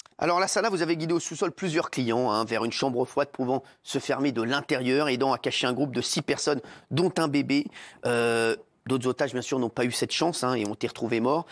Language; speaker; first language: French; native; French